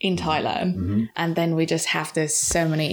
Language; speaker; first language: English; non-native, fluent; Thai